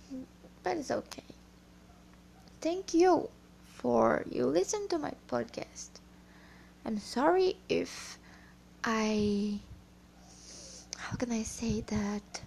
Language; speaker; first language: English; non-native, learner; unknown